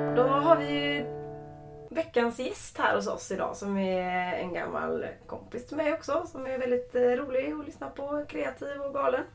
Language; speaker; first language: Swedish; native; Swedish